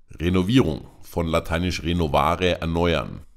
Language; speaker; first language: German; native; German